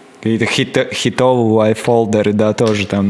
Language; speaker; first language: Russian; non-native, local second language; Latvian